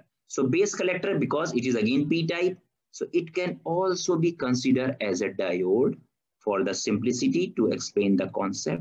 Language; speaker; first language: English; non-native, fluent; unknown